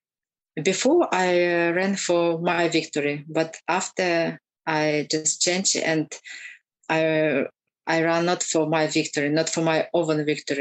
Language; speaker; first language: English; non-native, learner; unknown